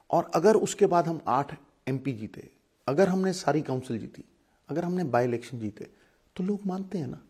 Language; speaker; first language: Hindi; non-native, local second language; Punjabi